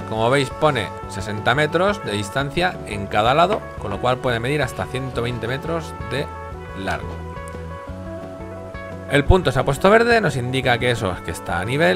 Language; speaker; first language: Spanish; native; Spanish